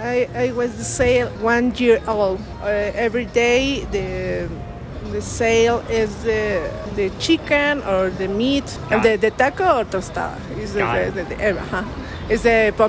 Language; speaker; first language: English; non-native, learner; Spanish